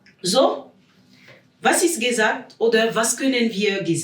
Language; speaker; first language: German; non-native, learner; French